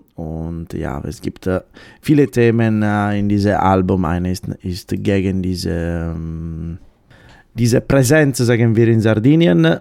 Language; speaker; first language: German; non-native, fluent; Italian